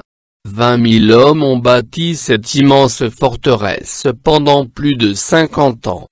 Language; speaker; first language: French; non-native, local second language; Arabic